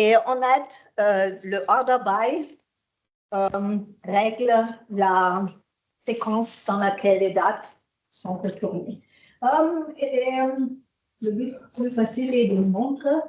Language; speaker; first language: French; non-native, fluent; German